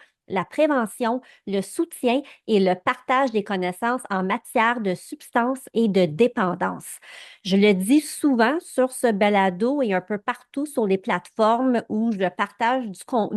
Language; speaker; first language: French; native; French